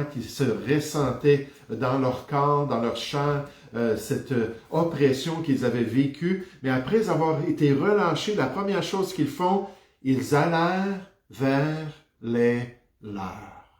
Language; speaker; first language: French; native; French